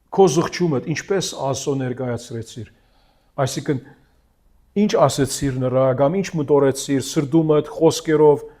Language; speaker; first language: Armenian; early bilingual, heritage; Armenian